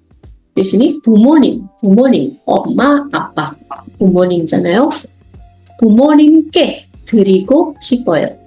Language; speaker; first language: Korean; non-native, fluent; Indonesian